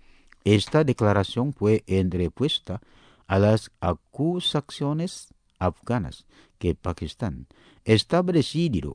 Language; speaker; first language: Spanish; non-native, fluent; Indonesian